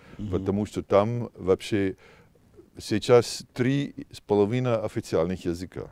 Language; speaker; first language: Russian; non-native, fluent; German